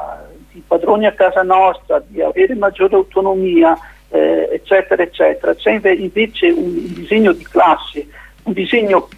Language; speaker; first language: Italian; native; Italian